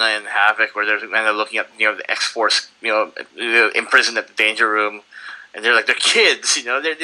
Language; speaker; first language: English; non-native, local second language; Filipino